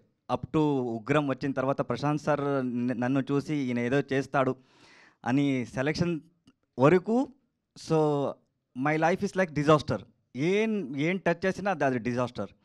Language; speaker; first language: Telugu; non-native, learner; Kannada